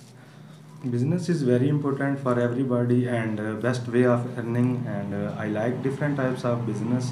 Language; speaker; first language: English; non-native, learner; Punjabi